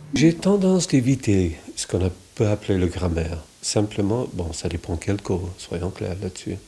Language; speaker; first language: French; non-native, fluent; English